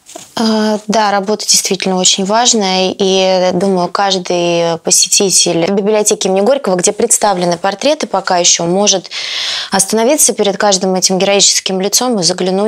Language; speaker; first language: Russian; native; Russian